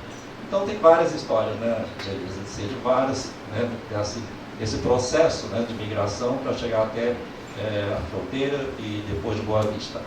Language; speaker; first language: Portuguese; native; Portuguese